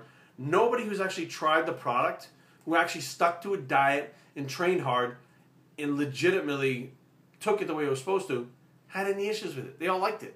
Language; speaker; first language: English; native; English